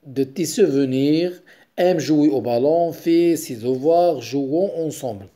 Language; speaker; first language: French; non-native, local second language; Arabic